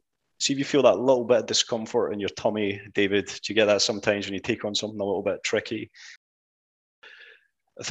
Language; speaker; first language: English; native; English